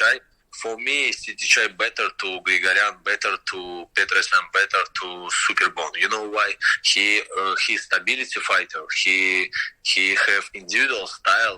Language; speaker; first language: English; non-native, learner; Russian